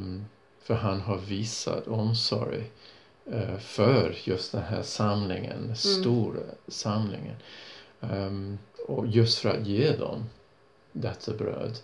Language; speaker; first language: Swedish; non-native, fluent; English